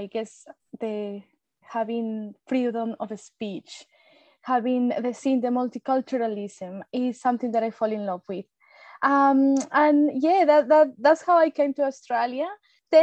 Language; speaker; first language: English; non-native, fluent; Spanish